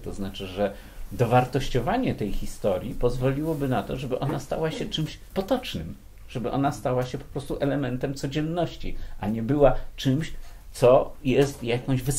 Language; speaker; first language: Polish; native; Polish